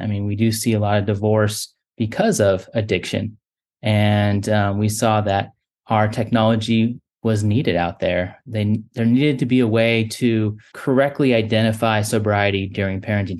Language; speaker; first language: English; native; English